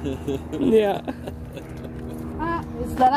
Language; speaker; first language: English; non-native, learner; French